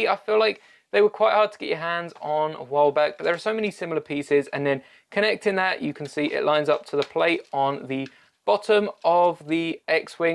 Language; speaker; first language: English; native; English